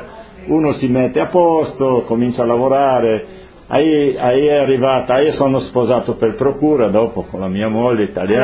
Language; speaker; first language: Italian; non-native, local second language; Friulian